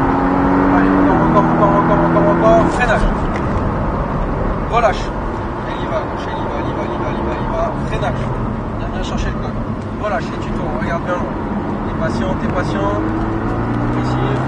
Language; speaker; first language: French; native; French